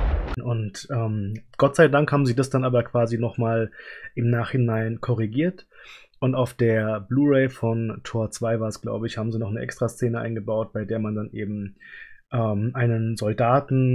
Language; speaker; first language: German; native; German